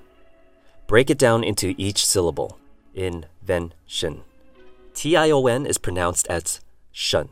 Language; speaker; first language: English; native; English